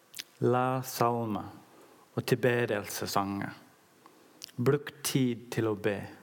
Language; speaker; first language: Norwegian; non-native, learner; English